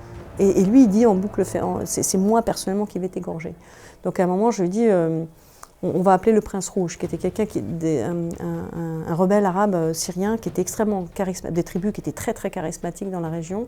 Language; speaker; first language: French; native; French